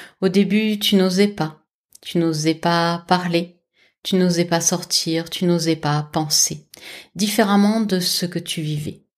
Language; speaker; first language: French; native; French